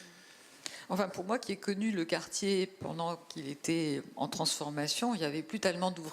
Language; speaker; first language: French; native; French